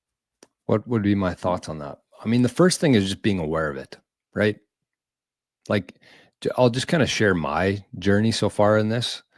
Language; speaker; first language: English; native; English